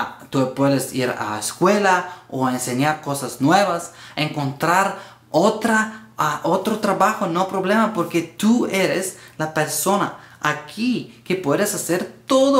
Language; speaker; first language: Spanish; non-native, learner; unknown